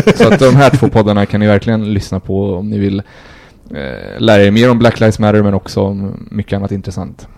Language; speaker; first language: Swedish; early bilingual, other home language; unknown